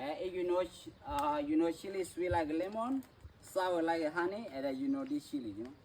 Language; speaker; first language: English; non-native, learner; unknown